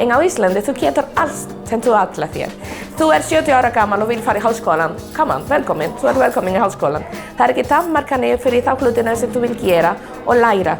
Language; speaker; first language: Icelandic; non-native, fluent; Spanish